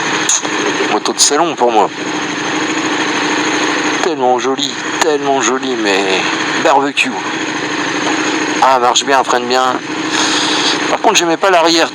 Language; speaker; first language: French; native; French